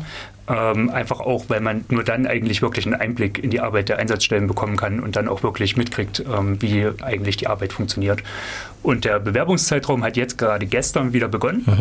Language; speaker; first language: German; native; German